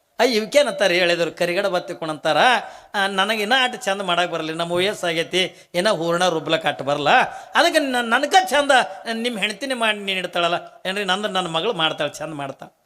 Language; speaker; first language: Kannada; native; Kannada